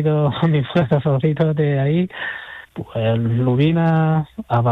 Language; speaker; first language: Spanish; non-native, fluent; Chinese